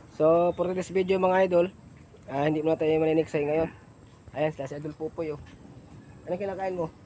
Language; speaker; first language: Filipino; non-native, local second language; Cebuano